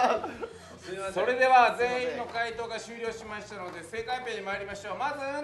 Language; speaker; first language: Japanese; native; Japanese